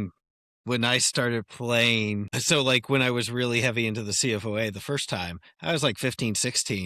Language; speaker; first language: English; native; English